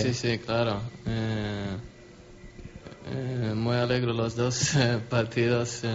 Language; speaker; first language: Spanish; non-native, learner; Swedish